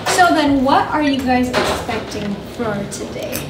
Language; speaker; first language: English; early bilingual, other home language; Chinese